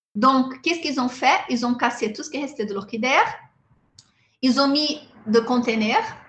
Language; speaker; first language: French; non-native, fluent; Portuguese